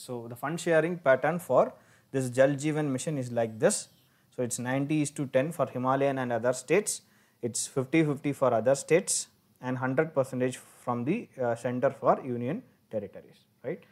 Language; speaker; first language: English; non-native, local second language; Tamil